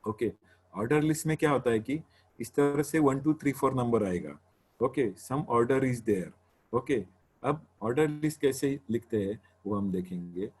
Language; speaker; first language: Hindi; non-native, local second language; Marathi